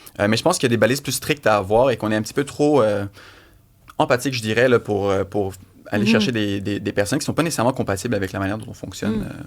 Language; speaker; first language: French; native; French